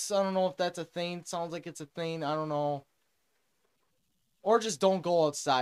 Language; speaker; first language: English; native; English